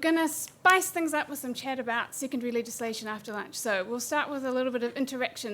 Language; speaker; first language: English; native; English